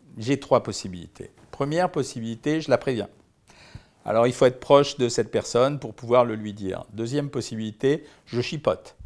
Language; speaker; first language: French; native; French